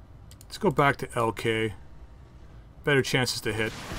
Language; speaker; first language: English; native; English